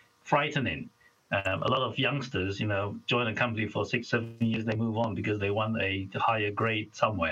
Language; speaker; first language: English; non-native, local second language; Chinese